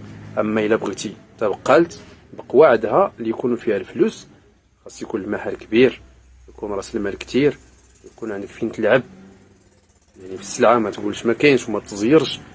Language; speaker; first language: Arabic; native; Arabic